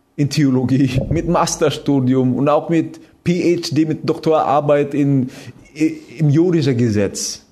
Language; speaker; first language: German; non-native, fluent; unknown